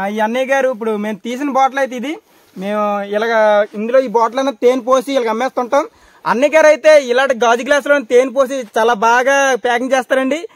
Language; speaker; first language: Telugu; non-native, local second language; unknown